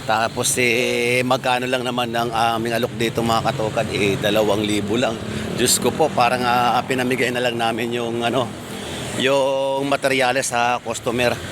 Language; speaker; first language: Filipino; native; Filipino